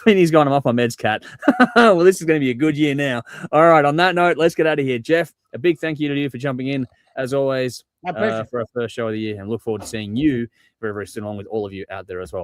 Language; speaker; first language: English; native; English